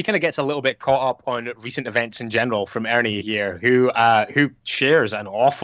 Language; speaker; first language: English; native; English